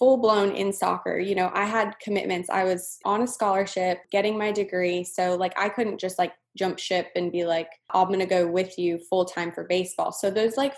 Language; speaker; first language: English; native; English